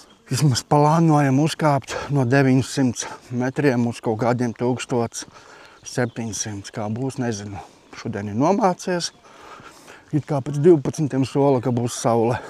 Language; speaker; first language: Latvian; native; Latvian